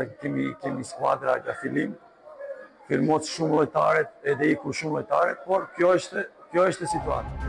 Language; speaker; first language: Albanian; non-native, learner; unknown